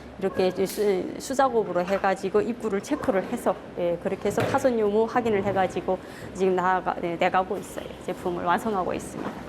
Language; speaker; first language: Korean; native; Korean